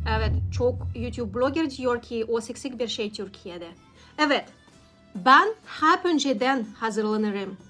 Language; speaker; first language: Turkish; non-native, learner; Russian